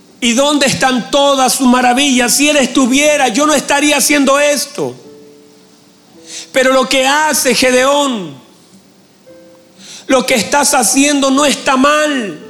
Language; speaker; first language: Spanish; native; Spanish